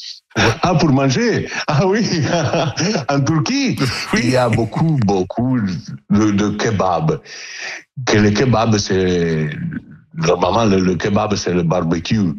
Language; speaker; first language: French; non-native, learner; Italian